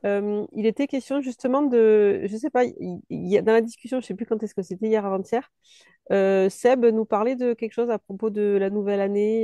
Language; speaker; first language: French; native; French